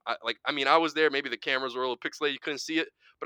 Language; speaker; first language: English; native; English